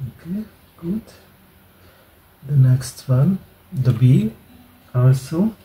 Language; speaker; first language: English; non-native, learner; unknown